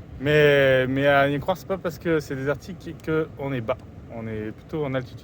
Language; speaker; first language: French; native; French